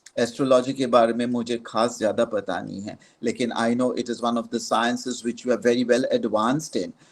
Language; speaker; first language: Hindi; non-native, local second language; Marathi